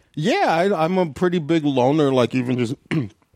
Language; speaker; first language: English; native; English